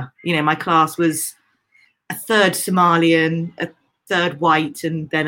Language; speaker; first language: English; native; English